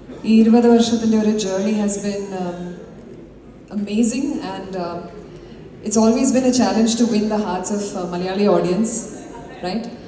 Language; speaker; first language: Malayalam; early bilingual, heritage; Malayalam